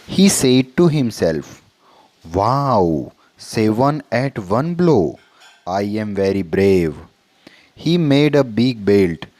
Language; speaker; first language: English; non-native, local second language; Gujarati